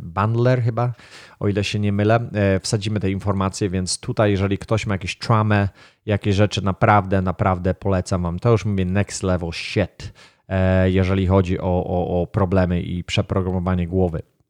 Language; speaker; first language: Polish; native; Polish